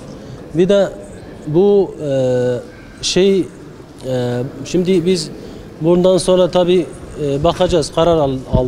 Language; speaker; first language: Turkish; non-native, learner; Kurdish